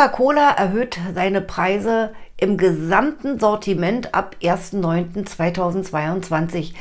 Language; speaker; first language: German; native; German